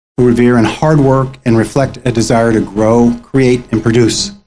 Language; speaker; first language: English; native; English